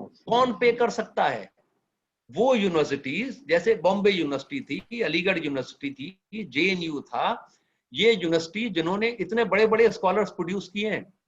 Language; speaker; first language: Hindi; native; Hindi